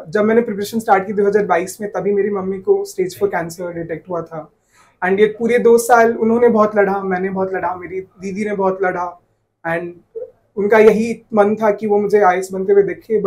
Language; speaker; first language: Hindi; non-native, local second language; Odia